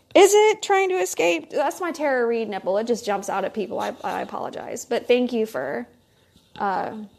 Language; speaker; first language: English; native; English